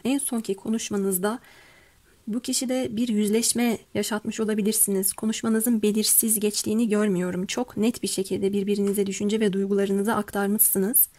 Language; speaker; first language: Turkish; native; Turkish